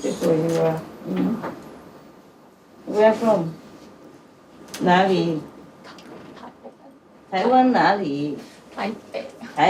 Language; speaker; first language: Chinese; non-native, fluent; Vietnamese